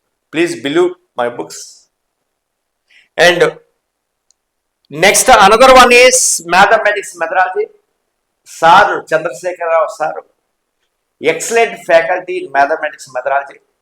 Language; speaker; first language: English; non-native, local second language; Telugu